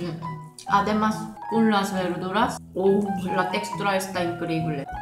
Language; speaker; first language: Spanish; non-native, fluent; Korean